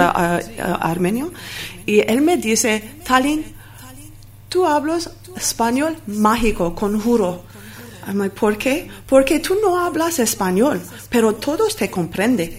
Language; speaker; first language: Spanish; non-native, learner; Armenian